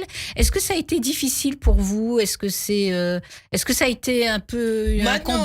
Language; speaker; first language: French; native; French